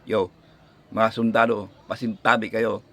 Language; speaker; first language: Filipino; native; Filipino